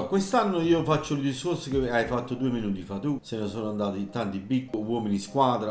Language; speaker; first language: Italian; native; Italian